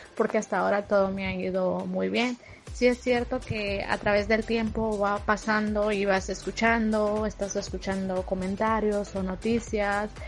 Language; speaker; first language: Spanish; native; Spanish